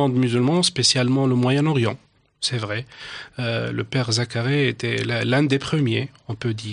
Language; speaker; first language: French; non-native, local second language; Arabic